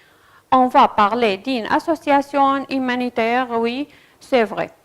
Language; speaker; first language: French; non-native, fluent; Arabic